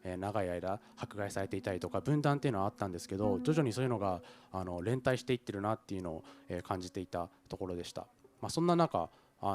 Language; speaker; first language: Japanese; native; Japanese